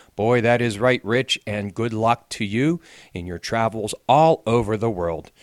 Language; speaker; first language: English; native; English